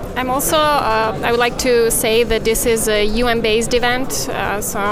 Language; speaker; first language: English; non-native, fluent; Serbian